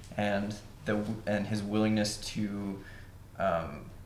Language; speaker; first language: English; native; English